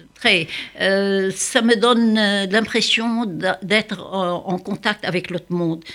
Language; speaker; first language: French; non-native, local second language; Arabic